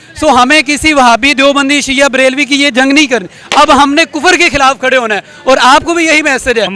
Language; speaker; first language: Urdu; non-native, local second language; Punjabi